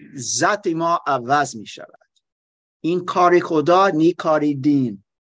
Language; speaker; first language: Persian; non-native, learner; German